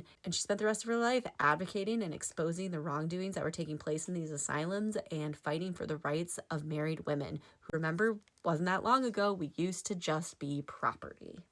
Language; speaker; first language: English; native; English